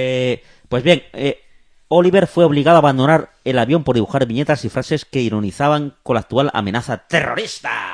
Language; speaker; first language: Spanish; native; Spanish